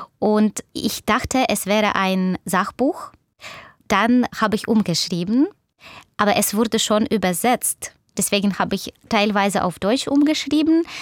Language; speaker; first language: German; non-native, fluent; Russian